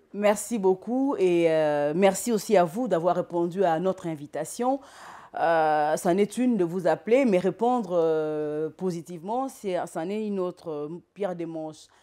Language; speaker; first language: French; non-native, local second language; Lingala